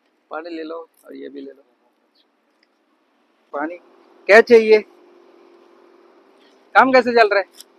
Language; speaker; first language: Hindi; non-native, local second language; Telugu